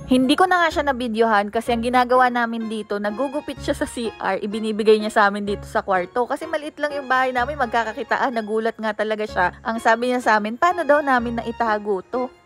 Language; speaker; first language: Filipino; native; Filipino